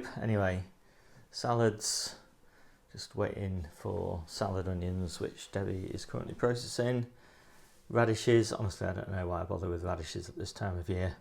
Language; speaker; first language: English; native; English